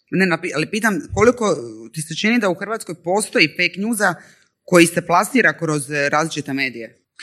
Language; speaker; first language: Croatian; native; Croatian